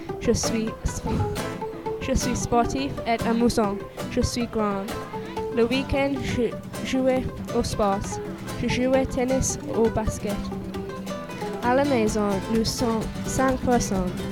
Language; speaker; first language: French; non-native, learner; English